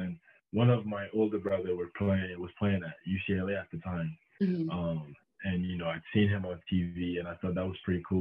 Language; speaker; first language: English; non-native, local second language; French